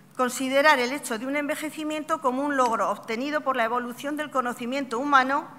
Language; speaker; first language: Spanish; native; Spanish